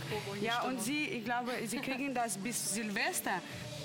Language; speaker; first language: German; non-native, fluent; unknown